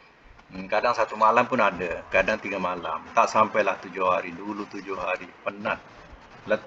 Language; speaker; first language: Malay; native; Malay